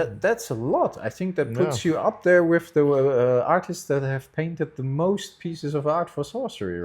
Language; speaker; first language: English; non-native, fluent; German